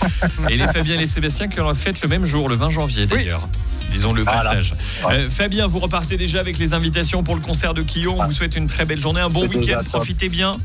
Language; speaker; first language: French; native; French